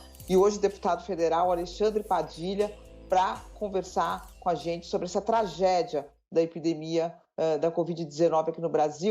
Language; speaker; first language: Portuguese; native; Portuguese